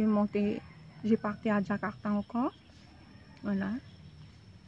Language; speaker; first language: French; non-native, local second language; Javanese